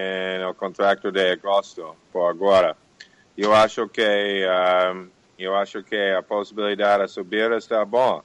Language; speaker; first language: Portuguese; non-native, fluent; English